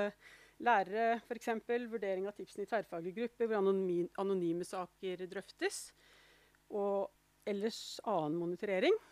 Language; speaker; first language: Norwegian; native; Norwegian